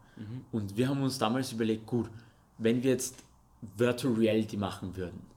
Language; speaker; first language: German; non-native, fluent; Russian